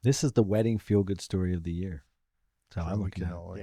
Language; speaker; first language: English; native; English